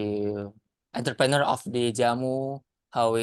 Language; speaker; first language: English; non-native, learner; Indonesian